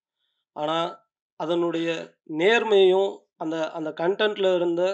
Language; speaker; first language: Tamil; native; Tamil